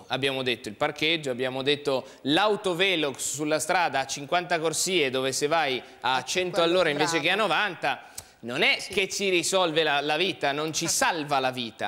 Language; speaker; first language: Italian; native; Italian